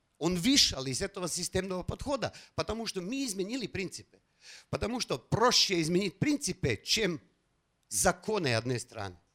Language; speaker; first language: Russian; non-native, fluent; Slovenian